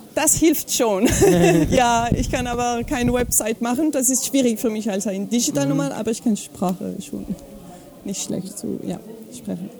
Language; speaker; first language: German; non-native, fluent; French